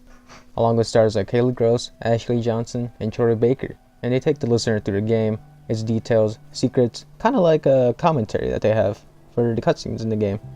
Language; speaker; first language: English; native; English